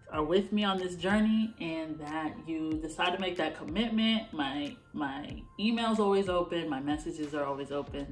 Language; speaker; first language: English; native; English